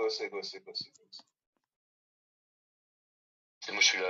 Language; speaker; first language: French; native; French